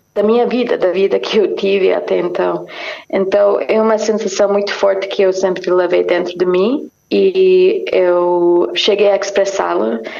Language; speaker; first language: Portuguese; non-native, fluent; English